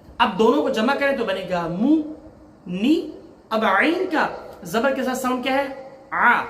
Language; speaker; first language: Urdu; native; Urdu